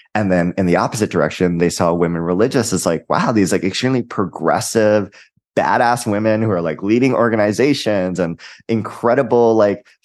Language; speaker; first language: English; native; English